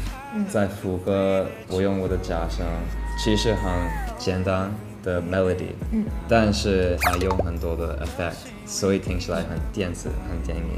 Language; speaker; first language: Chinese; non-native, learner; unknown